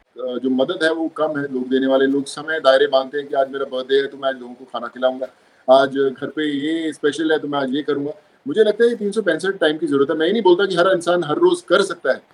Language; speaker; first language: Hindi; non-native, local second language; Punjabi